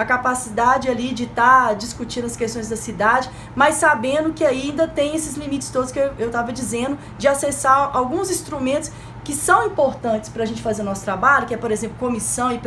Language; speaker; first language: Portuguese; native; Portuguese